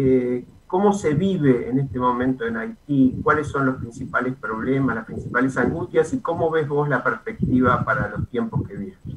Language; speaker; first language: Spanish; native; Spanish